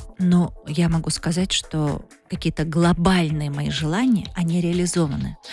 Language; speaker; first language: Russian; native; Russian